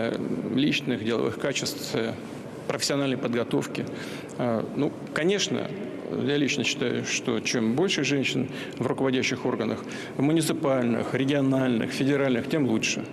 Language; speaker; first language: Russian; native; Russian